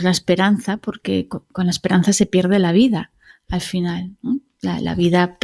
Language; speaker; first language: Spanish; native; Spanish